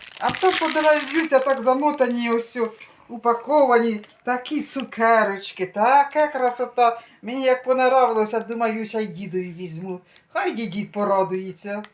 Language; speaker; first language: Ukrainian; native; Ukrainian